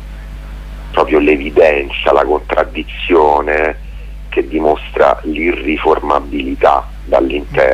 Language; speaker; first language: Italian; native; Italian